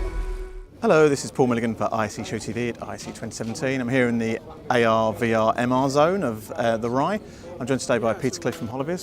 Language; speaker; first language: English; native; English